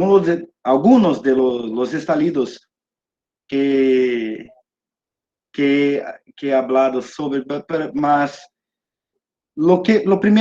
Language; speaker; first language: Spanish; non-native, learner; Portuguese